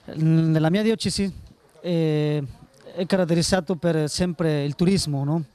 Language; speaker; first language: Italian; non-native, learner; Spanish